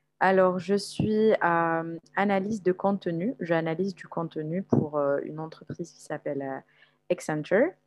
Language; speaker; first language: French; non-native, local second language; Arabic